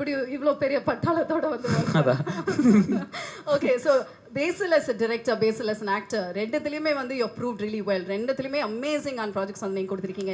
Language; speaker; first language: Tamil; native; Tamil